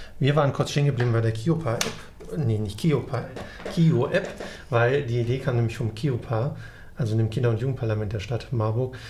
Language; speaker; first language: German; native; German